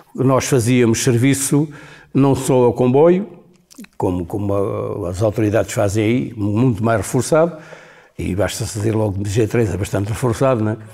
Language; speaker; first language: Portuguese; native; Portuguese